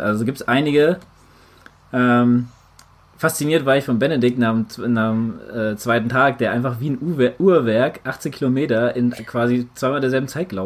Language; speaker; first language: German; native; German